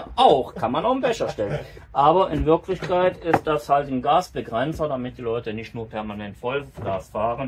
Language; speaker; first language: German; native; German